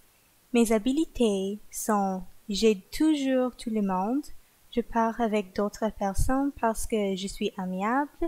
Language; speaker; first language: French; non-native, learner; English